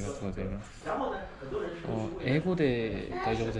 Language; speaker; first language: Japanese; non-native, learner; Korean